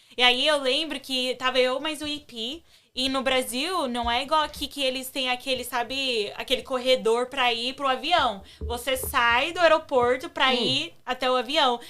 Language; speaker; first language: Portuguese; early bilingual, other home language; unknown